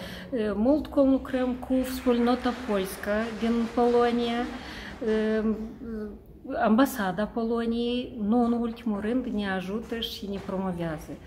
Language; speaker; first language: Romanian; non-native, local second language; Russian